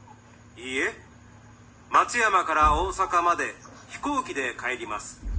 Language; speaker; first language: Japanese; non-native, learner; Filipino